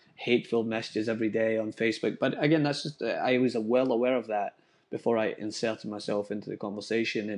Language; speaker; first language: English; native; English